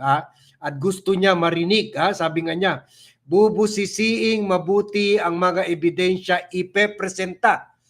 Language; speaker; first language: Filipino; native; Filipino